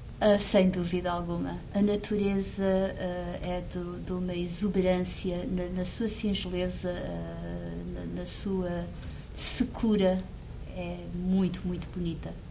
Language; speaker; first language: Portuguese; early bilingual, heritage; Portuguese